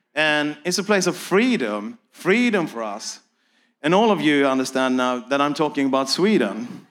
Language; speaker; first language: English; non-native, fluent; Swedish